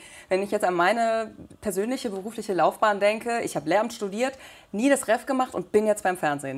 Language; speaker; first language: German; native; German